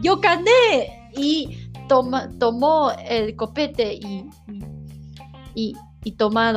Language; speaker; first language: Spanish; non-native, learner; Chinese